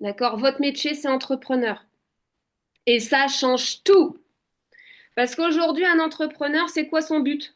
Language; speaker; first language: French; native; French